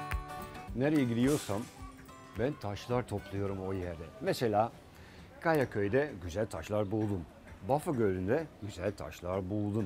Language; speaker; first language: Turkish; non-native, fluent; Dutch